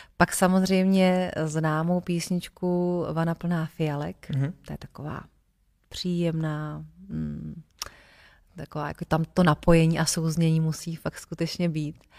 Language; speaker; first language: Czech; native; Czech